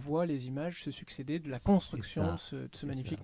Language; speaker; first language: French; native; French